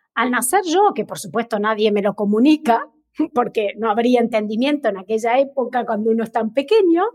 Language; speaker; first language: Spanish; native; Spanish